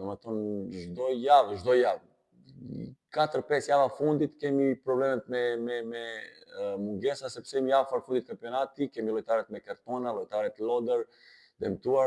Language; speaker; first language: Albanian; non-native, fluent; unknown